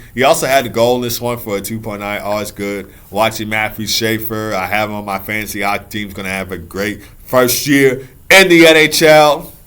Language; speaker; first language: English; native; English